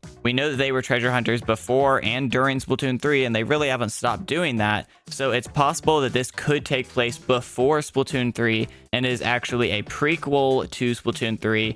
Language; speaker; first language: English; native; English